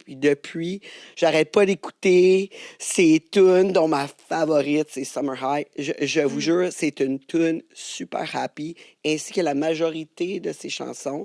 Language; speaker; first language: French; native; French